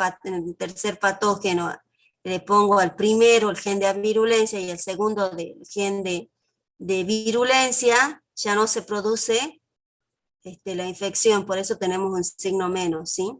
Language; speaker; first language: Spanish; native; Spanish